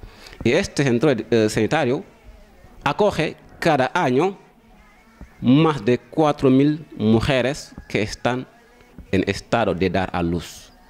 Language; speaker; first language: Spanish; non-native, fluent; Wolof